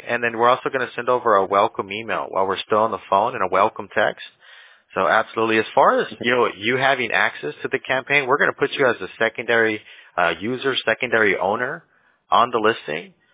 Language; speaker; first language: English; early bilingual, other home language; Spanish